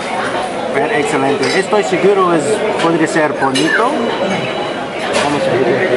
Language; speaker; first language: Spanish; non-native, learner; English